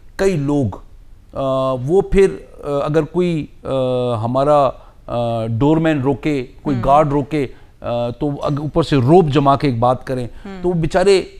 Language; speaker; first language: Urdu; non-native, local second language; Punjabi